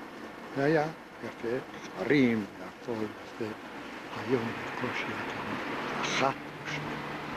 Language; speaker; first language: Hebrew; non-native, fluent; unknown